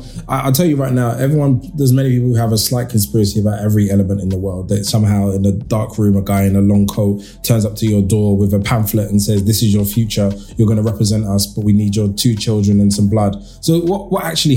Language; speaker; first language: English; native; English